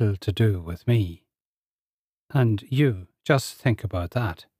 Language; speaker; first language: English; native; English